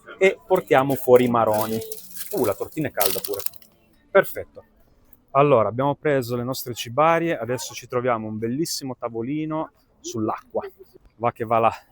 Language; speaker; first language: Italian; native; Italian